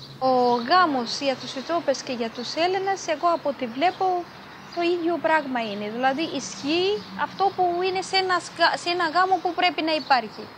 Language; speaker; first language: Greek; non-native, fluent; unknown